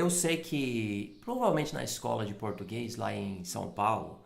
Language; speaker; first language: Portuguese; non-native, fluent; English